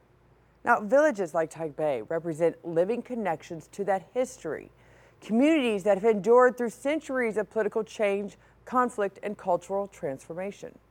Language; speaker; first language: English; native; English